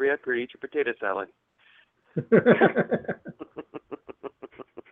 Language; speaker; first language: English; native; English